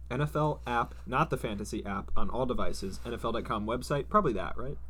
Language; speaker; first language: English; native; English